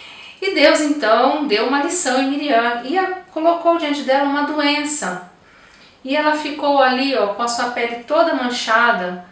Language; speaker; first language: Portuguese; native; Portuguese